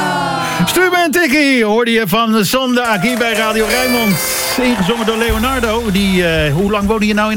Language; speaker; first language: Dutch; native; Dutch